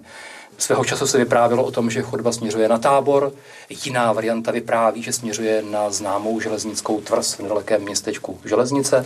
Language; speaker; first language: Czech; native; Czech